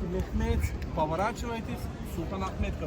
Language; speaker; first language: Russian; non-native, learner; Turkish